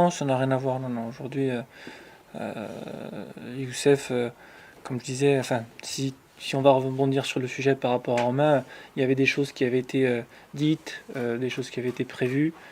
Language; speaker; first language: French; native; French